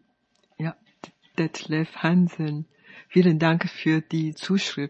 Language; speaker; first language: German; non-native, fluent; Chinese